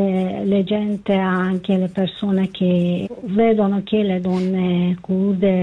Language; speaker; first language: Italian; non-native, fluent; Kurdish